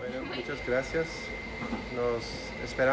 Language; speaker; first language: Spanish; non-native, fluent; Turkish